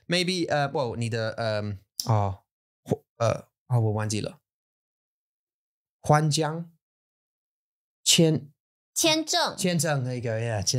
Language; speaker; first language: Chinese; non-native, learner; English